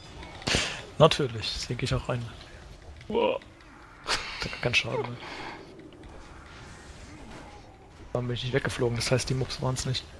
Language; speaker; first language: German; native; German